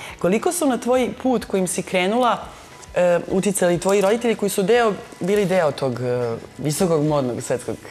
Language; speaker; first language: Serbian; native; Serbian